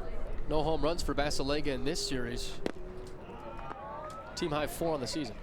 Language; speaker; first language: English; native; English